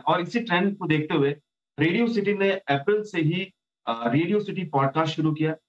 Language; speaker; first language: Hindi; native; Hindi